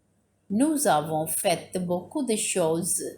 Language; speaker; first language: French; non-native, fluent; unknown